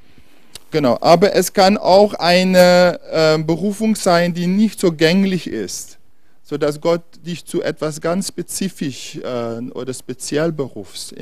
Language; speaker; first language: German; non-native, fluent; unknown